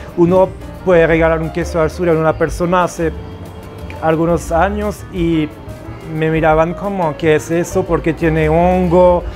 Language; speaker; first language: Spanish; non-native, fluent; French